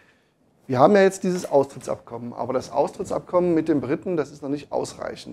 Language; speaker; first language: German; native; German